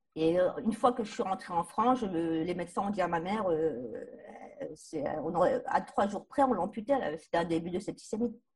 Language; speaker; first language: French; native; French